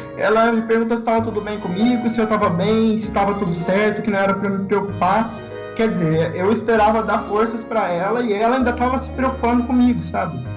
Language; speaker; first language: Portuguese; native; Portuguese